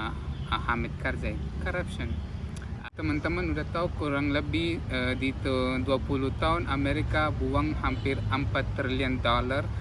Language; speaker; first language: Indonesian; non-native, fluent; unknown